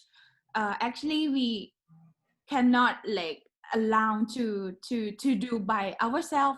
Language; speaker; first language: English; non-native, learner; Thai